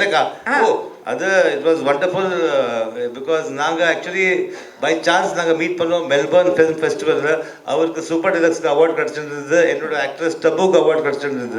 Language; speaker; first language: Tamil; early bilingual, heritage; Tamil